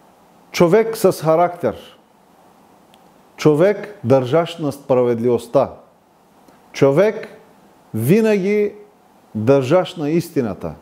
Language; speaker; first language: Bulgarian; non-native, local second language; Turkish